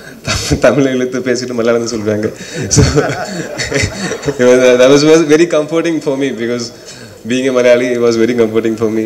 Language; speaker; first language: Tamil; non-native, learner; Malayalam